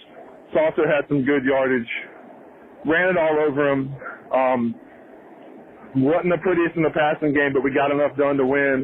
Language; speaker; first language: English; native; English